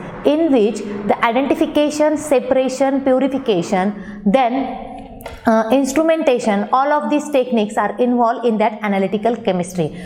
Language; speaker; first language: English; non-native, local second language; Marathi